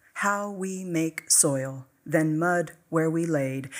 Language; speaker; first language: English; native; English